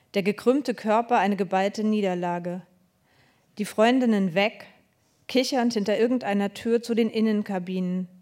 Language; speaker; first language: German; native; German